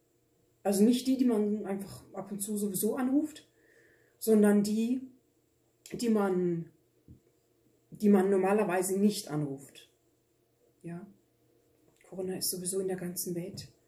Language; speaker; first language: German; early bilingual, other home language; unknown